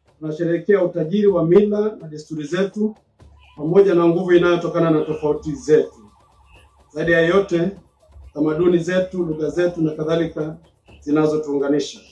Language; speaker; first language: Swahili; non-native, local second language; Sukuma